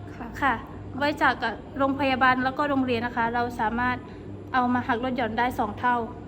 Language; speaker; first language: Thai; non-native, local second language; Pattani Malay